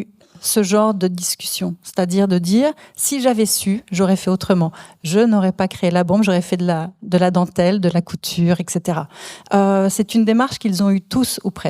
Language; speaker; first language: French; native; French